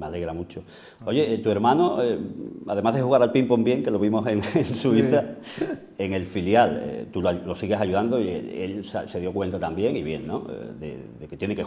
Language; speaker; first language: Spanish; native; Spanish